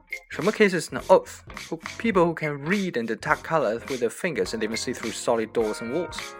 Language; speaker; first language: English; non-native, fluent; Chinese